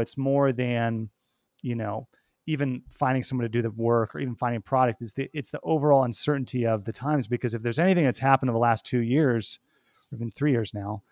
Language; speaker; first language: English; native; English